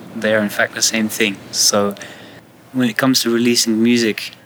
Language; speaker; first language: English; native; English